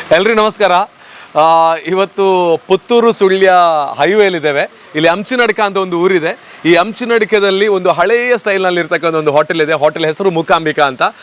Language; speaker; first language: Kannada; native; Kannada